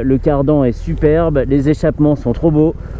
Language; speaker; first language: French; native; French